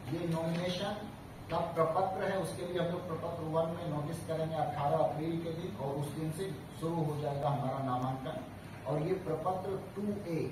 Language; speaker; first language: Hindi; native; Hindi